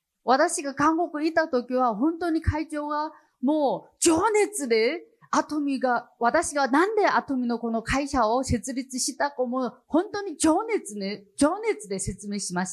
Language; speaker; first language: Japanese; non-native, learner; Chinese